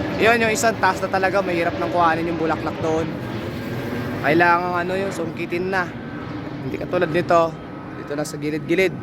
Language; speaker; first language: Filipino; non-native, local second language; Iloko